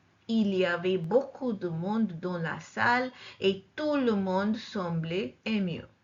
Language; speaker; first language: French; non-native, fluent; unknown